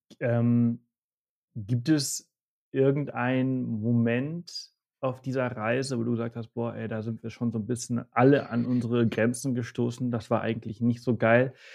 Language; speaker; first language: German; early bilingual, heritage; German